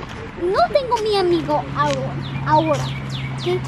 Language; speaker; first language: Spanish; early bilingual, other home language; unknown